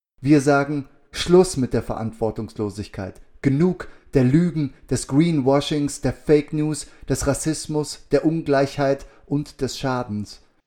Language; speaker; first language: German; native; German